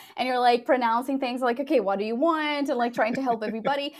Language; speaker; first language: English; non-native, fluent; Portuguese